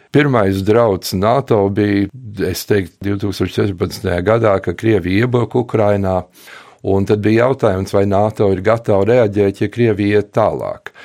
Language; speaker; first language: Latvian; early bilingual, heritage; Latvian